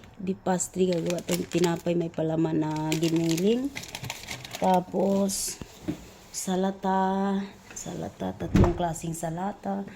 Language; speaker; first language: Filipino; non-native, local second language; Cebuano